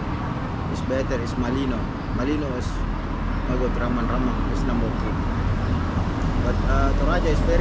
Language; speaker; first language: English; non-native, learner; Indonesian